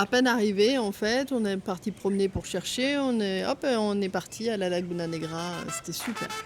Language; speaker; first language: French; native; French